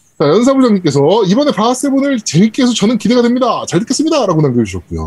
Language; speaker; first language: Korean; native; Korean